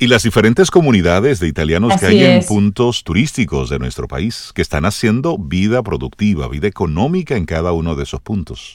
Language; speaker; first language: Spanish; native; Spanish